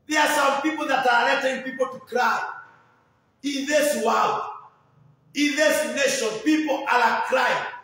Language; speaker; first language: English; non-native, local second language; Swahili